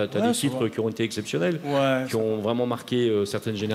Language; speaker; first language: French; native; French